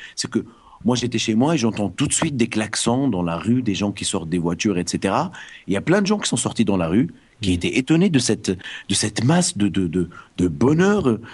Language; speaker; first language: French; non-native, local second language; Arabic